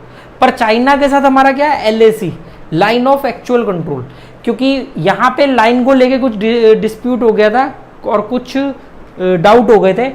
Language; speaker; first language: Hindi; native; Hindi